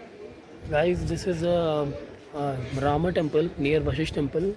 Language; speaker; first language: English; non-native, local second language; Hindi